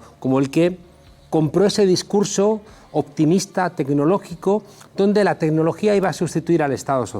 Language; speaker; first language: Spanish; native; Spanish